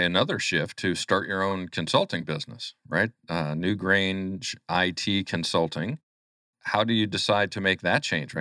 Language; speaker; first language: English; native; English